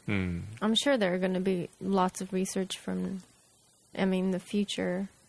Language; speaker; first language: English; non-native, fluent; Japanese